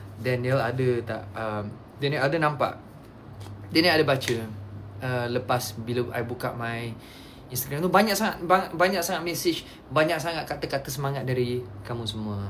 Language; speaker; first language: Malay; non-native, local second language; Chinese